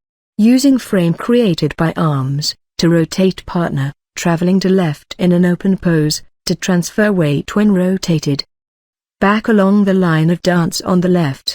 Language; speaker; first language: English; native; English